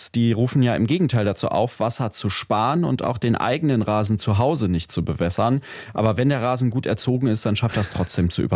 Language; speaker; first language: German; native; German